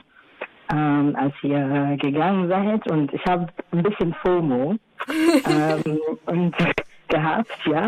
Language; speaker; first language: German; non-native, fluent; Swahili